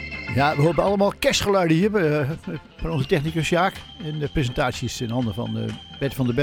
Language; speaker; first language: Dutch; native; Dutch